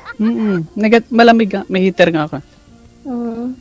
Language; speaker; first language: Filipino; non-native, local second language; Kinaray-a